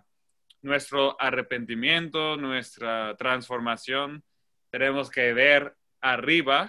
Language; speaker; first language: Spanish; non-native, fluent; English